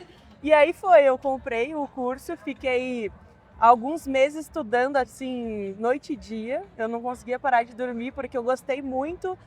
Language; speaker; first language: Portuguese; native; Portuguese